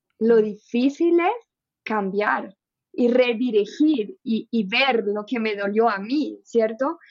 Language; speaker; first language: Spanish; non-native, fluent; German